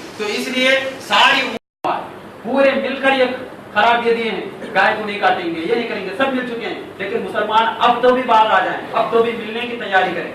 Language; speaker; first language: Urdu; native; Urdu